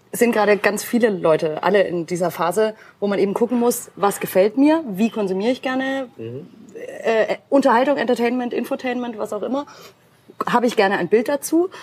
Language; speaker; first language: German; native; German